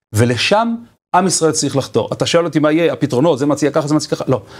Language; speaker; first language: Hebrew; native; Hebrew